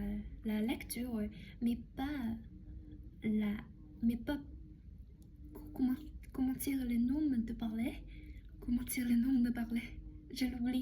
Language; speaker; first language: French; non-native, learner; Chinese